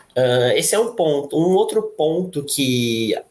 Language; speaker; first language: Portuguese; native; Portuguese